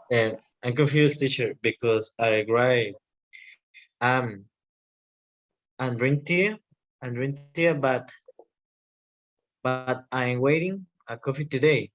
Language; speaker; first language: English; non-native, learner; Spanish